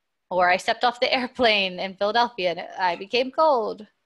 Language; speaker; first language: English; native; English